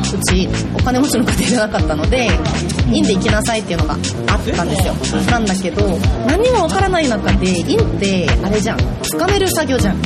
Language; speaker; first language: Japanese; non-native, fluent; Korean